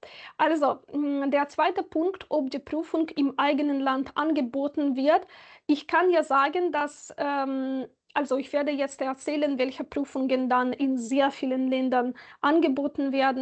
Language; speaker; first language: German; non-native, fluent; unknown